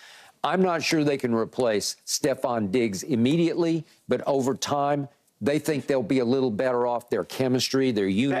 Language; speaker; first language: English; native; English